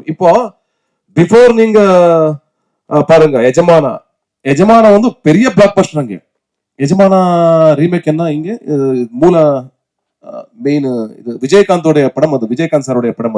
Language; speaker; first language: Tamil; non-native, learner; Kannada